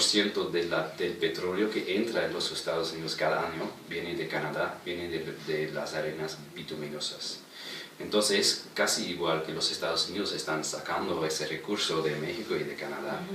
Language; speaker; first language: Spanish; non-native, fluent; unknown